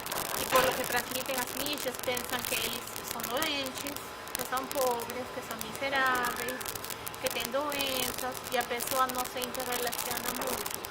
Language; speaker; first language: Portuguese; non-native, fluent; Spanish